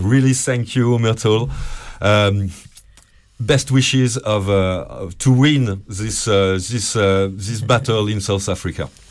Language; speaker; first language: English; non-native, learner; French